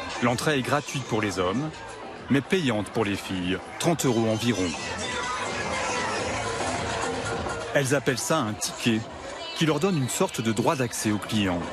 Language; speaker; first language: French; native; French